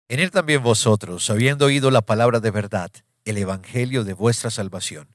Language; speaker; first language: Spanish; native; Spanish